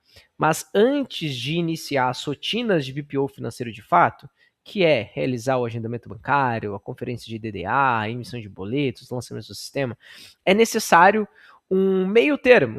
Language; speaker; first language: Portuguese; native; Portuguese